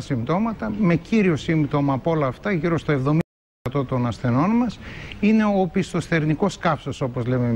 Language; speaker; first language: Greek; native; Greek